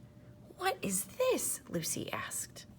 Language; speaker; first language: English; native; English